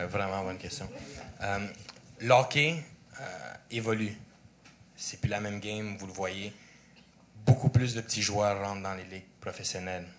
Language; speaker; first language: French; early bilingual, other home language; Russian